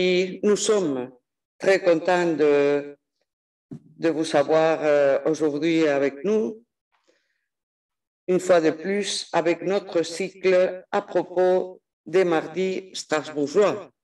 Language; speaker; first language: French; non-native, fluent; Spanish